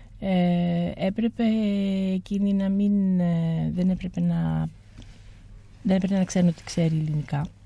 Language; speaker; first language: Greek; early bilingual, heritage; Greek